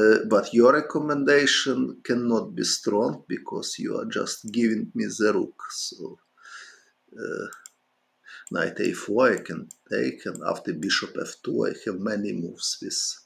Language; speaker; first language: English; non-native, fluent; Ukrainian